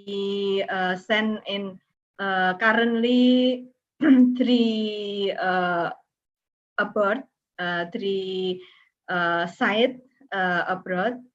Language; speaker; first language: English; non-native, learner; Indonesian